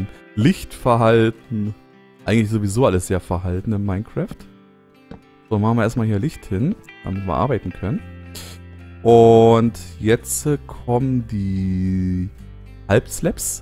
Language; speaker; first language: German; native; German